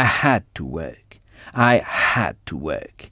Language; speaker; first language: English; non-native, fluent; French